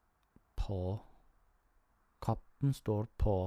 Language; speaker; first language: Norwegian; non-native, learner; English